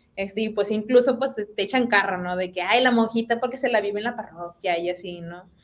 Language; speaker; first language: Spanish; native; Spanish